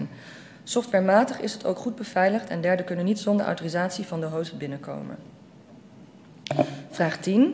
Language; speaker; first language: Dutch; native; Dutch